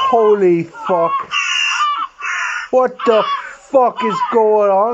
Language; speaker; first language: English; native; English